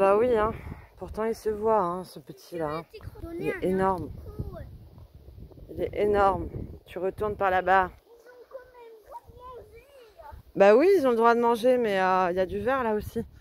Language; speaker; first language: French; native; French